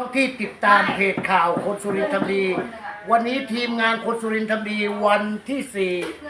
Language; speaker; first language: Thai; non-native, local second language; Northern Khmer